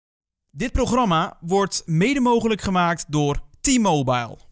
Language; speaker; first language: Dutch; native; Dutch